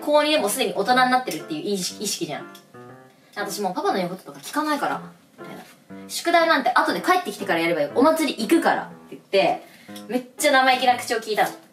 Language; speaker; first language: Japanese; native; Japanese